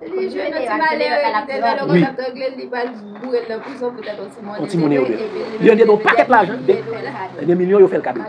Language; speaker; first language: French; non-native, local second language; Haitian Creole